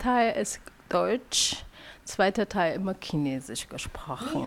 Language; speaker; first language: German; non-native, learner; Chinese